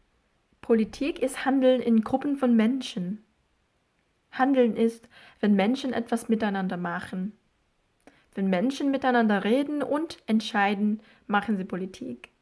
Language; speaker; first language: German; non-native, fluent; Korean